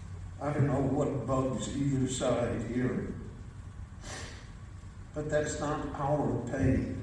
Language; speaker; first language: English; early bilingual, other home language; Yiddish